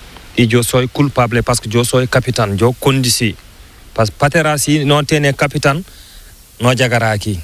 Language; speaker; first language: Spanish; non-native, learner; Fula